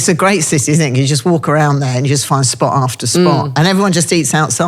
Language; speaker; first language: English; native; English